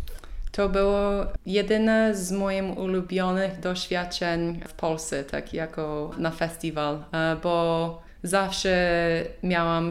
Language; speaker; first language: Polish; non-native, learner; English